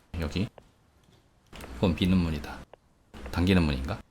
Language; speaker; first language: Korean; native; Korean